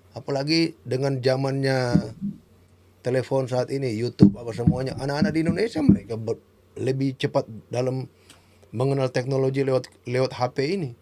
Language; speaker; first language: Indonesian; native; Indonesian